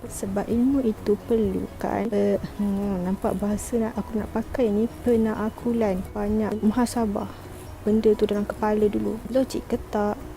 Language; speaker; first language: Malay; native; Malay